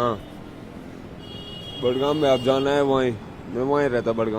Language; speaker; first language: Hindi; non-native, local second language; Kashmiri